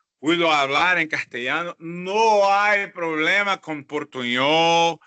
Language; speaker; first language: Spanish; non-native, fluent; Portuguese